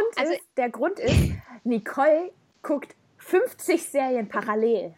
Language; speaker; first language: German; native; German